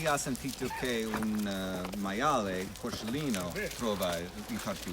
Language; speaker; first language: Italian; non-native, learner; English